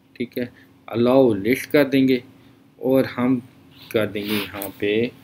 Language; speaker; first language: Urdu; native; Urdu